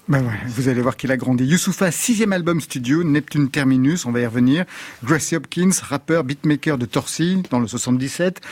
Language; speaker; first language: French; native; French